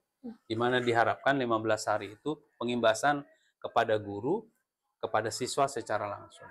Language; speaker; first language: Indonesian; native; Indonesian